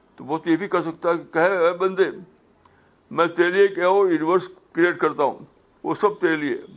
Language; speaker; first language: Urdu; native; Urdu